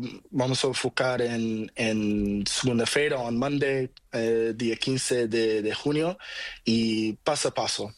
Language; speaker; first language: Spanish; non-native, learner; Portuguese